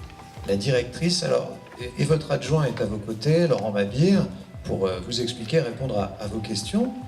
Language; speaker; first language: French; native; French